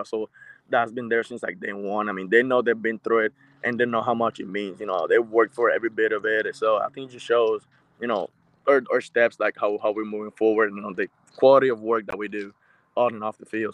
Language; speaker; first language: English; non-native, fluent; Spanish